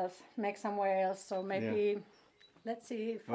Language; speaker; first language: English; non-native, fluent; Finnish